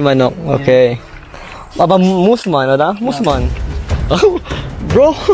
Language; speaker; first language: German; non-native, learner; Filipino